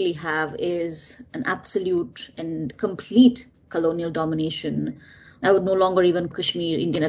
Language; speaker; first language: English; non-native, local second language; Tamil